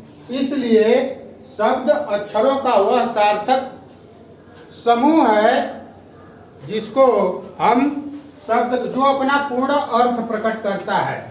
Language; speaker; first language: Hindi; native; Hindi